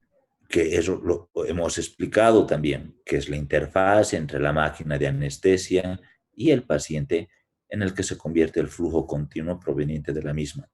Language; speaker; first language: Spanish; native; Spanish